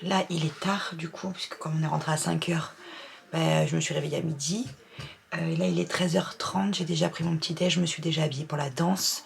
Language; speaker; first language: French; native; French